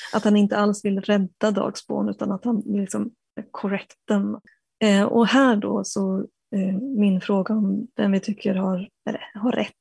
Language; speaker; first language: Swedish; native; Swedish